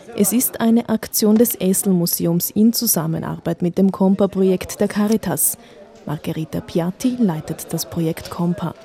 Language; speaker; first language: German; native; German